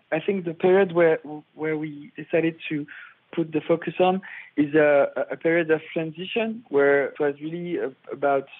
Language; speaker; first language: English; non-native, fluent; French